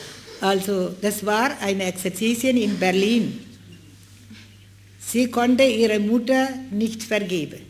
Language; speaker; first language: German; non-native, fluent; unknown